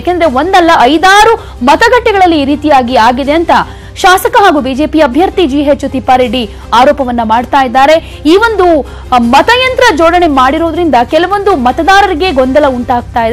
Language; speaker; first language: Kannada; native; Kannada